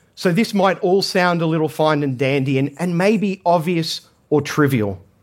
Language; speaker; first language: English; native; English